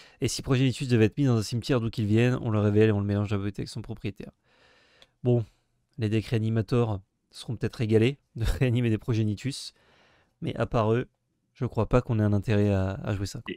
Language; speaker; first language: French; native; French